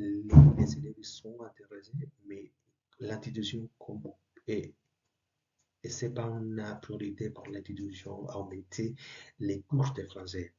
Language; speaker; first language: French; non-native, learner; Spanish